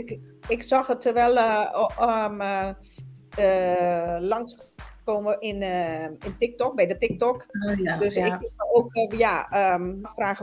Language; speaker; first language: Dutch; non-native, local second language; Papiamento